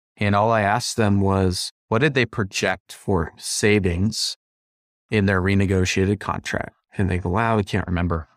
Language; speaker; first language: English; native; English